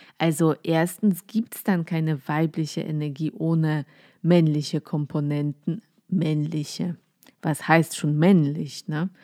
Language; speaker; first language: German; non-native, fluent; Polish